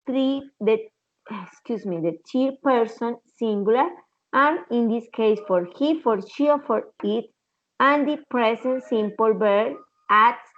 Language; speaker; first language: English; non-native, learner; Spanish